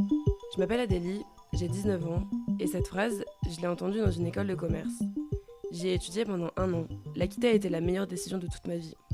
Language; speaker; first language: French; native; French